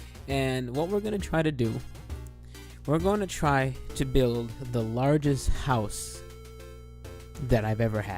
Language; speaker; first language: English; native; English